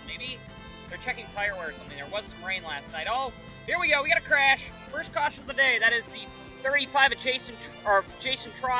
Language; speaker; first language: English; native; English